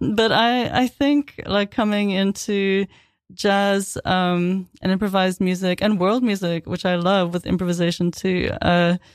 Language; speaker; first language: English; native; English